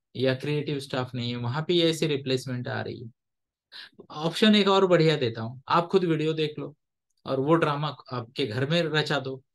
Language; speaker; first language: Hindi; non-native, local second language; Marathi